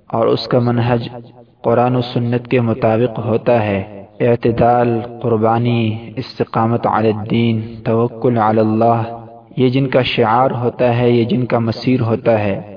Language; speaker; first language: Urdu; non-native, local second language; Pashto